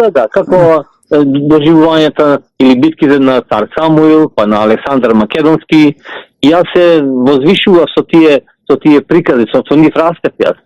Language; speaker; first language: Macedonian; early bilingual, heritage; Macedonian